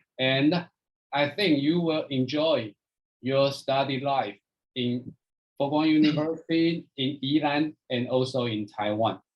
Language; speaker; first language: English; non-native, fluent; Chinese